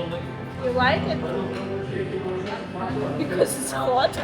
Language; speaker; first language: English; non-native, learner; Turkish